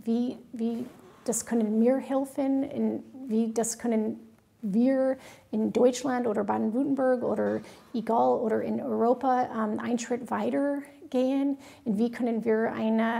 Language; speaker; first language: German; non-native, fluent; English